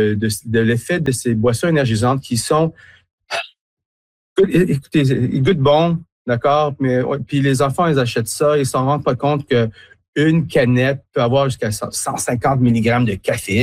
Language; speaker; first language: French; native; French